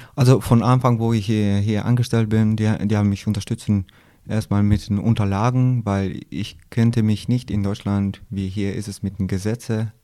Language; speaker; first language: German; non-native, learner; Albanian